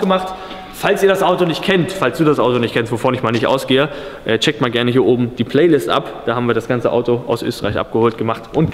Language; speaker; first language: German; native; German